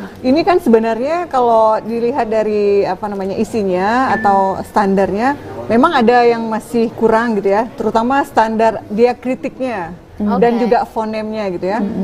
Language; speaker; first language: Indonesian; non-native, local second language; Achinese